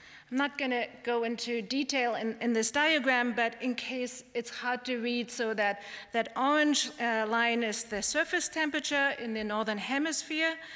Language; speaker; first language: English; non-native, fluent; German